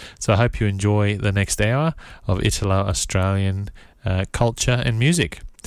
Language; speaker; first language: English; native; English